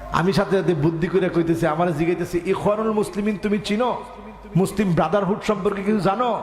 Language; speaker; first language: Bangla; native; Bangla